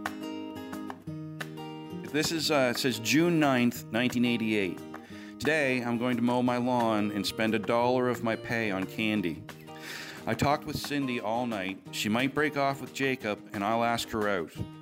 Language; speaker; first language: English; native; English